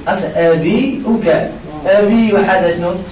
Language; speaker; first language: Arabic; native; Arabic